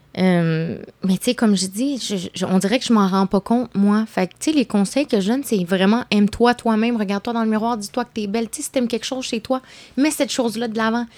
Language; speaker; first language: French; native; French